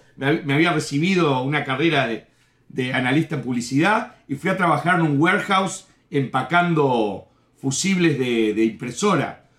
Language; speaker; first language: Spanish; native; Spanish